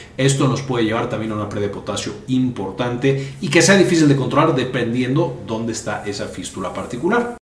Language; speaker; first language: Spanish; native; Spanish